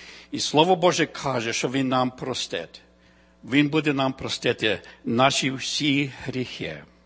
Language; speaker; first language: Ukrainian; native; Ukrainian